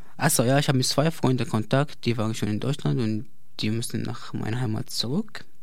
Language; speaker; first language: German; non-native, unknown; Arabic